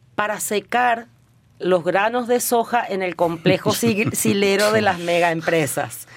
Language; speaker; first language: Spanish; native; Spanish